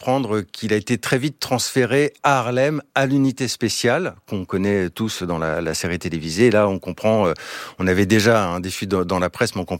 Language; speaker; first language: French; native; French